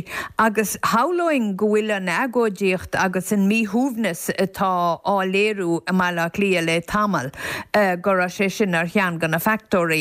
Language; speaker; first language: Irish; native; Irish